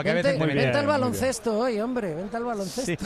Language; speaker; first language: Spanish; native; Spanish